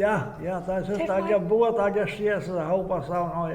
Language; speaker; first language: Polish; early bilingual, heritage; Polish